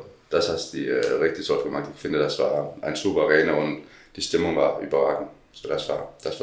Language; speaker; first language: German; non-native, learner; Danish